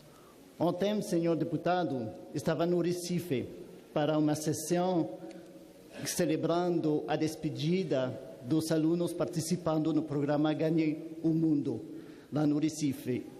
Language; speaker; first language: Portuguese; non-native, fluent; French